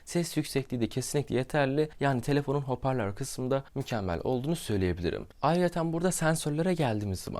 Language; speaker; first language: Turkish; native; Turkish